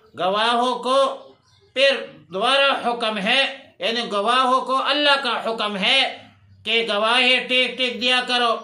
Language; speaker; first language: Urdu; non-native, local second language; Pashto